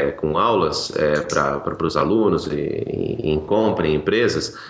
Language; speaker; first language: Portuguese; native; Portuguese